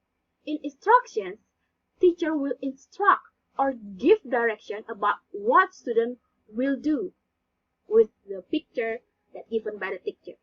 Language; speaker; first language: English; non-native, learner; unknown